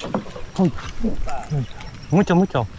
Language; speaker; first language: Spanish; non-native, learner; Japanese